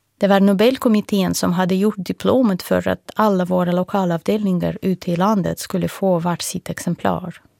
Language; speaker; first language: Swedish; non-native, fluent; Russian